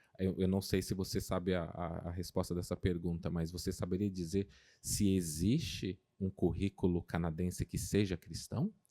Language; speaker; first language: Portuguese; native; Portuguese